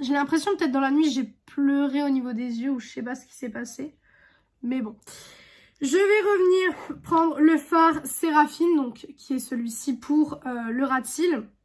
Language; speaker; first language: French; native; French